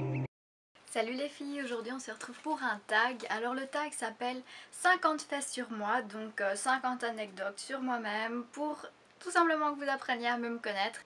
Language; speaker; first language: French; native; French